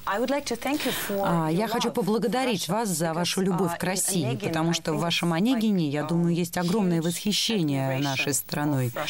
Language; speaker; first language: Russian; native; Russian